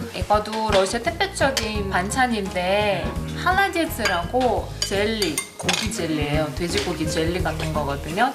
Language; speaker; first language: Korean; non-native, fluent; Russian